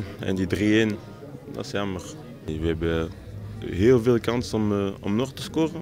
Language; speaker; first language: Dutch; non-native, local second language; French